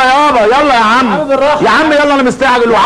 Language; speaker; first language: Arabic; native; Arabic